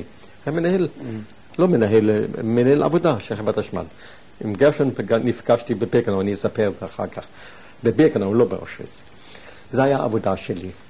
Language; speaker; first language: Hebrew; non-native, fluent; German